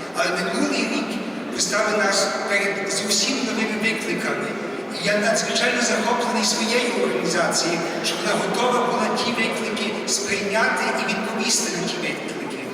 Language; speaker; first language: Ukrainian; early bilingual, heritage; Ukrainian